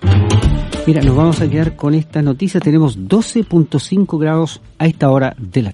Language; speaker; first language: Spanish; native; Spanish